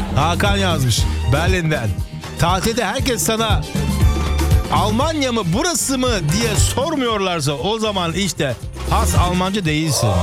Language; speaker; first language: Turkish; early bilingual, heritage; Turkish